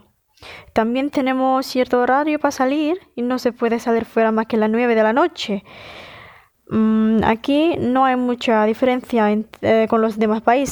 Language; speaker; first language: Spanish; non-native, fluent; Indonesian